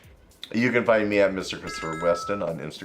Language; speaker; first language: English; native; English